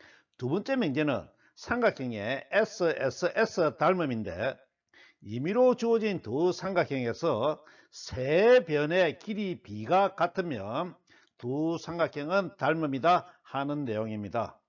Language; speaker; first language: Korean; native; Korean